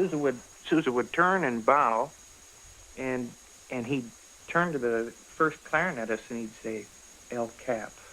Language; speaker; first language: English; native; English